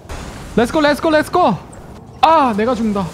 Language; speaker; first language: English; non-native, learner; Korean